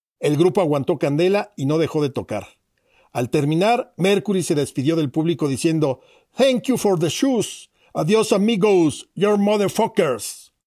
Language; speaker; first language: Spanish; native; Spanish